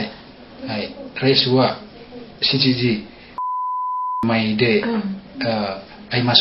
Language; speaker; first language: Japanese; non-native, learner; Indonesian